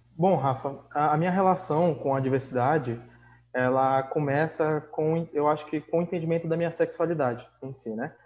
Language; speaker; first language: Portuguese; native; Portuguese